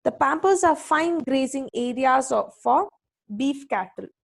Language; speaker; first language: English; non-native, local second language; Kannada